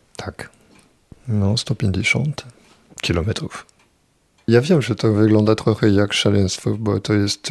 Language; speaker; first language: Polish; non-native, fluent; French